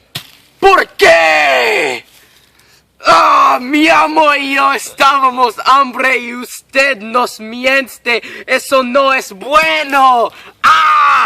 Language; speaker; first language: Spanish; non-native, learner; English